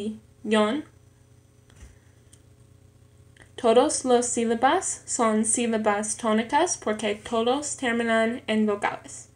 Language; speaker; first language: Spanish; non-native, learner; English